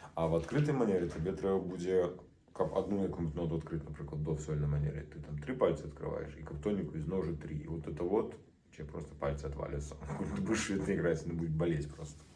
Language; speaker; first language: Russian; non-native, local second language; Belarusian